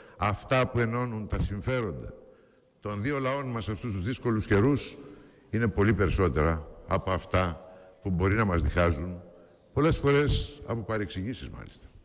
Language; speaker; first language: Greek; native; Greek